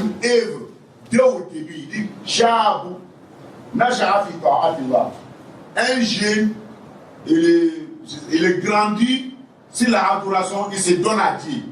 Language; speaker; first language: French; non-native, local second language; Wolof